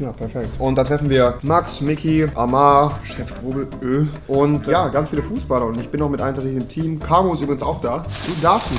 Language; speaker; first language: German; native; German